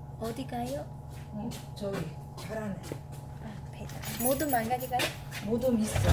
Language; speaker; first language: Korean; non-native, fluent; Vietnamese